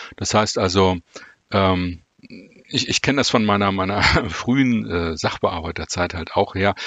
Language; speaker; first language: German; native; German